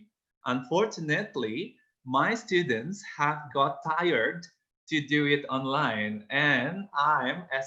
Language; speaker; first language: English; non-native, fluent; Indonesian